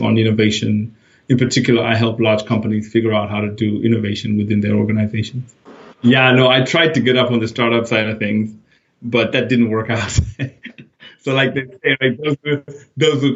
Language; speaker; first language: English; non-native, local second language; Shona